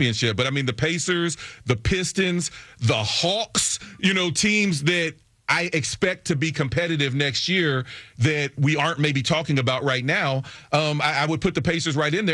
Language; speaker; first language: English; native; English